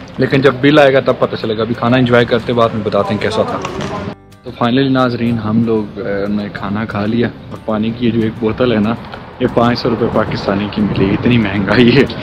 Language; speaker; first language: Urdu; native; Urdu